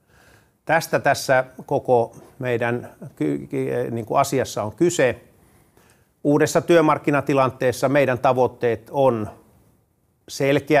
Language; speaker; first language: Finnish; native; Finnish